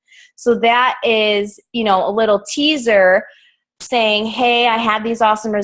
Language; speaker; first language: English; native; English